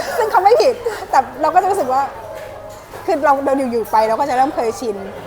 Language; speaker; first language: Thai; native; Thai